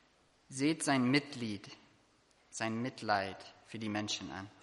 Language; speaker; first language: German; non-native, fluent; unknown